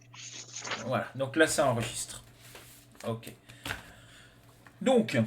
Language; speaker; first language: French; native; French